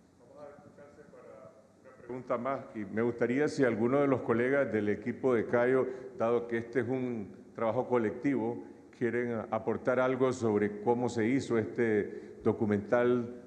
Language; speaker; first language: Spanish; native; Spanish